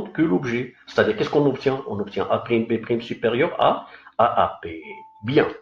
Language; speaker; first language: French; non-native, local second language; Arabic